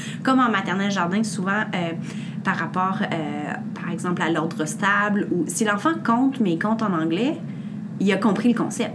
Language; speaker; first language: French; native; French